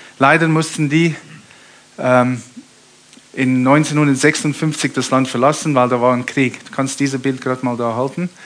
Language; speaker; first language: German; early bilingual, heritage; German